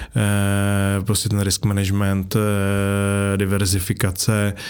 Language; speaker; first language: Czech; native; Czech